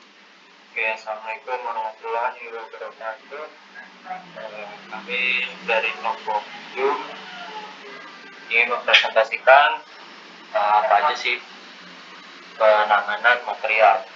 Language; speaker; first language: Indonesian; native; Indonesian